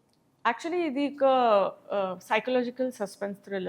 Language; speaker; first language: Telugu; non-native, local second language; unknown